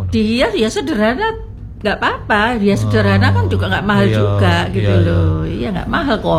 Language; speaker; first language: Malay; non-native, local second language; Javanese